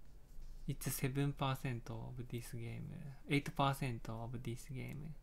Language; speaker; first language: English; non-native, learner; Japanese